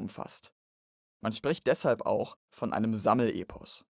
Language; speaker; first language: German; native; German